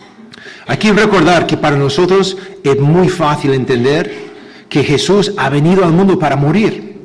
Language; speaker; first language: Spanish; non-native, fluent; English